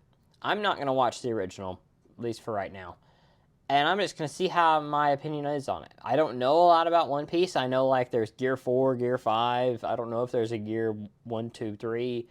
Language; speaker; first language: English; native; English